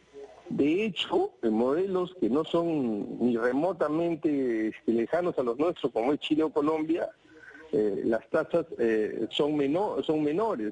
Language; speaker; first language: Spanish; native; Spanish